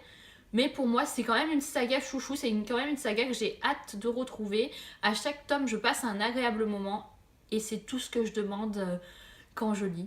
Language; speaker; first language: French; native; French